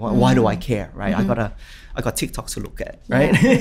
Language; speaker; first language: English; early bilingual, other home language; Vietnamese